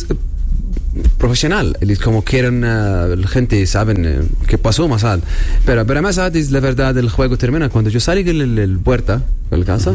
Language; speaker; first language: Spanish; non-native, learner; Arabic